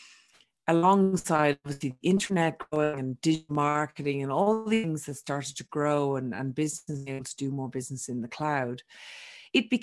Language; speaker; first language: English; native; English